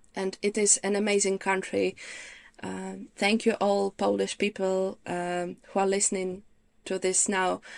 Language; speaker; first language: English; non-native, fluent; Ukrainian